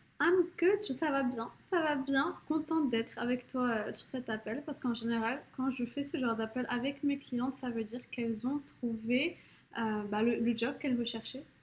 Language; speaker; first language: French; native; French